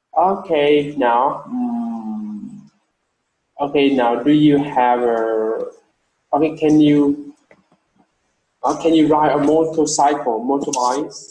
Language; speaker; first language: English; non-native, learner; Vietnamese